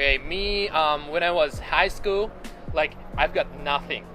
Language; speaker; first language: English; non-native, fluent; Japanese